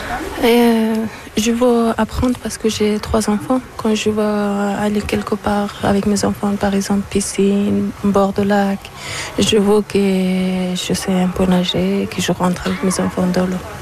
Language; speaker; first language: French; non-native, learner; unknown